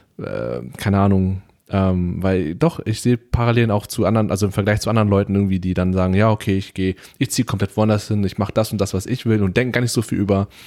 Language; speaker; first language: German; early bilingual, other home language; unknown